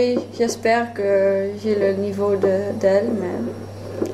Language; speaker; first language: French; non-native, learner; Dutch